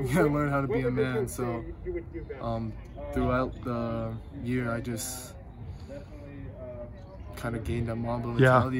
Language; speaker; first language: English; non-native, fluent; Japanese